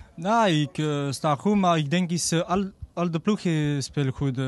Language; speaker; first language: Dutch; non-native, learner; Arabic